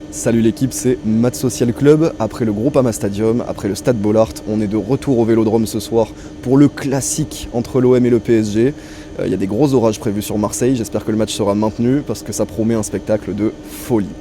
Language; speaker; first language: French; native; French